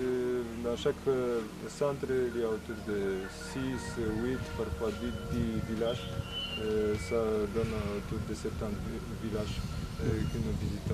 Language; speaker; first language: French; non-native, fluent; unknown